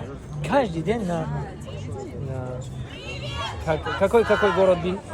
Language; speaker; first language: Russian; non-native, learner; Tajik